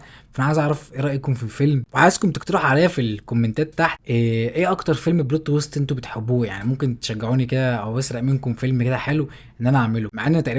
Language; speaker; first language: Arabic; native; Arabic